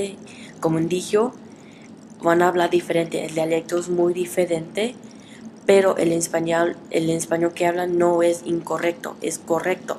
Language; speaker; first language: Spanish; early bilingual, heritage; Spanish